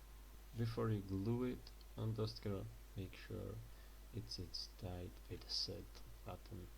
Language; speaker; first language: English; non-native, fluent; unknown